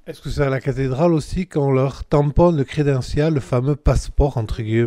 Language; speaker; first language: French; native; French